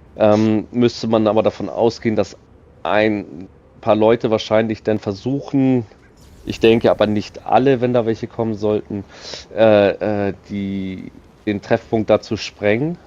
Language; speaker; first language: German; native; German